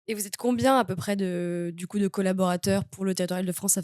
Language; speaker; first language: French; native; French